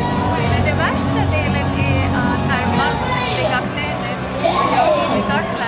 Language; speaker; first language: Swedish; non-native, fluent; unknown